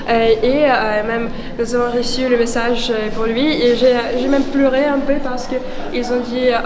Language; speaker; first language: French; non-native, fluent; Ukrainian